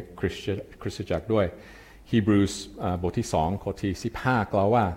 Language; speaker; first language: Thai; non-native, fluent; English